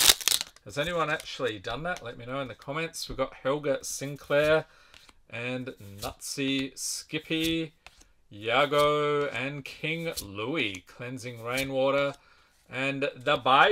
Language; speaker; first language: English; native; English